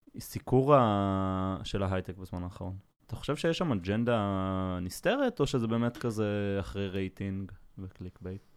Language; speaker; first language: Hebrew; native; Hebrew